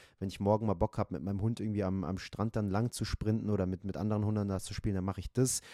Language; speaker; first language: German; native; German